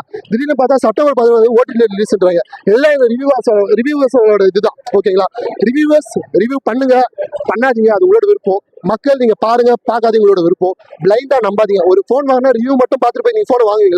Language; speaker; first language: Tamil; native; Tamil